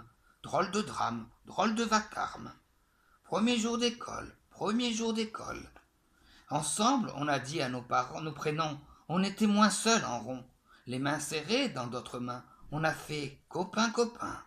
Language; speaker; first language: French; native; French